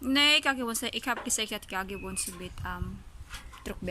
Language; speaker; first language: Dutch; non-native, learner; Filipino